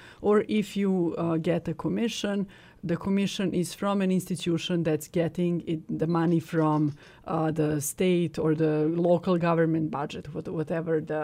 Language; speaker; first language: English; non-native, fluent; Serbian